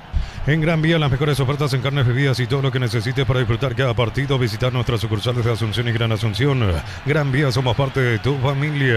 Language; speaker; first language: Spanish; native; Spanish